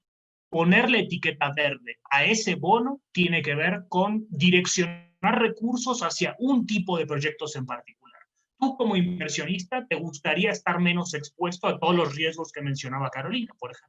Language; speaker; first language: Spanish; native; Spanish